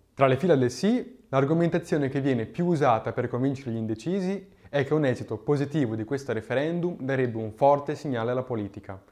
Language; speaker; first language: Italian; native; Italian